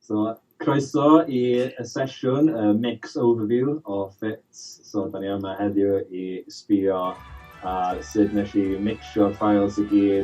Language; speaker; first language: Welsh; native; Welsh